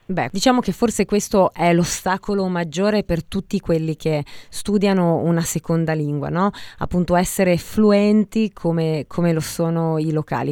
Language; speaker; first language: Italian; native; Italian